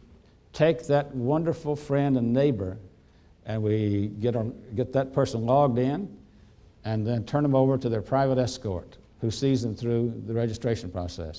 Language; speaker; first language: English; native; English